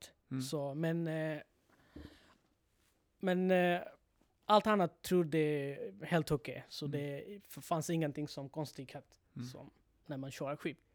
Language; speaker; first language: Swedish; non-native, learner; Bangla